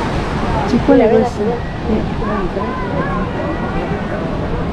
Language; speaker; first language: Spanish; non-native, fluent; Indonesian